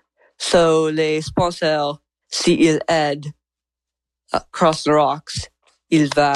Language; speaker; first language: French; non-native, learner; English